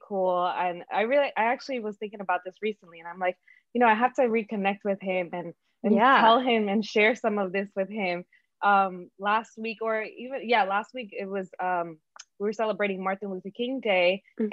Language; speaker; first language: English; early bilingual, other home language; Spanish